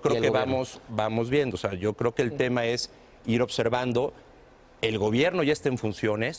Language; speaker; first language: Spanish; native; Spanish